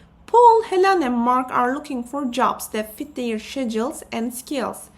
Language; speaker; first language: English; non-native, fluent; Turkish